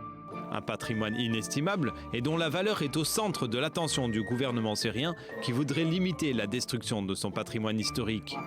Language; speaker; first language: French; native; French